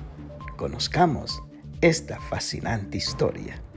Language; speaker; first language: Spanish; native; Spanish